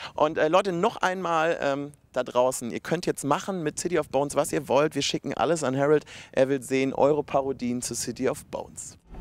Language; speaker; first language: German; native; German